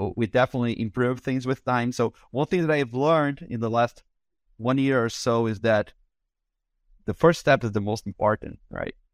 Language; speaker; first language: English; non-native, fluent; Portuguese